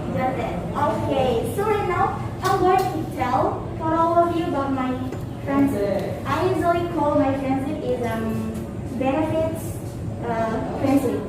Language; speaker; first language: English; non-native, learner; Indonesian